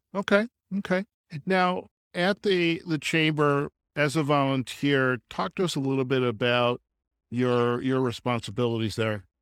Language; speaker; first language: English; native; English